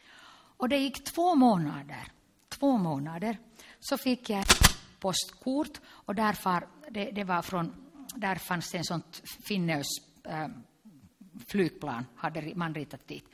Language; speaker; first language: Swedish; non-native, local second language; Finnish